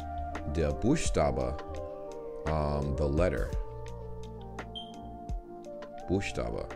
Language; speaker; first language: German; non-native, learner; English